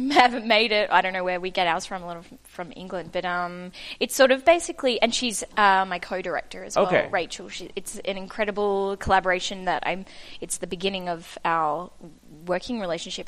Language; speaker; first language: English; native; English